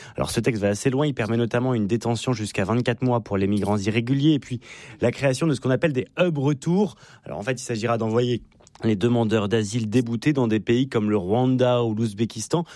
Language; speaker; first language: French; native; French